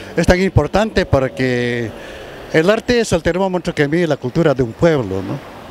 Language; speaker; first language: Spanish; native; Spanish